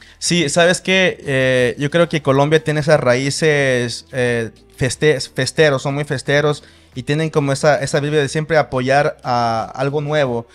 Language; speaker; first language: Spanish; early bilingual, heritage; Spanish